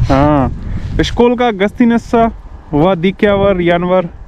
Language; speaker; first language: Russian; non-native, learner; Hindi